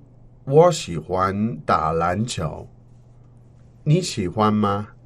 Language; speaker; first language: Chinese; non-native, learner; English